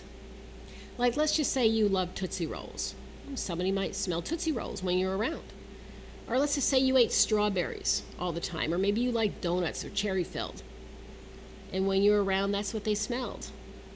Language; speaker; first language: English; native; English